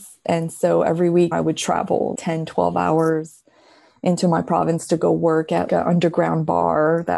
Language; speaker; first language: English; native; English